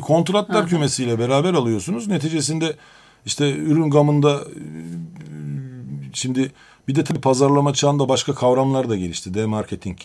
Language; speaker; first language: Turkish; native; Turkish